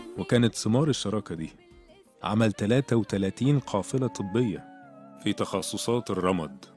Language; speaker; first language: Arabic; native; Arabic